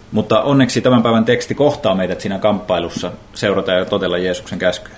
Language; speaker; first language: Finnish; native; Finnish